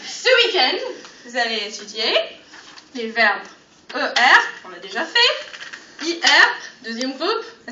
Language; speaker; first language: French; non-native, fluent; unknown